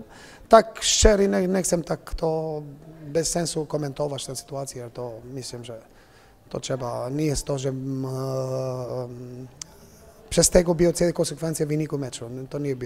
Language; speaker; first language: Polish; non-native, fluent; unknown